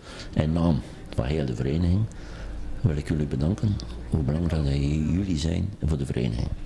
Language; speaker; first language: Dutch; native; Dutch